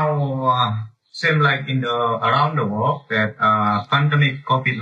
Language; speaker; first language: English; non-native, learner; Indonesian